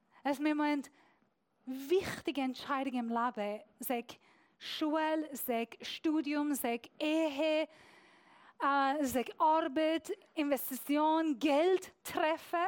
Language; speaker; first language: German; non-native, fluent; Persian